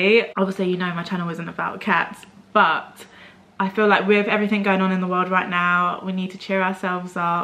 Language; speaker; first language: English; native; English